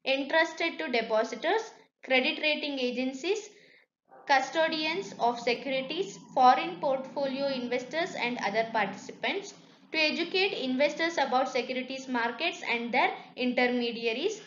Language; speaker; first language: English; non-native, local second language; Kannada